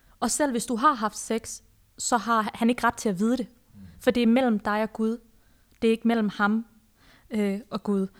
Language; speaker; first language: Danish; early bilingual, other home language; Persian